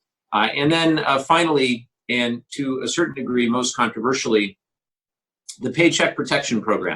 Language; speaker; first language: English; native; English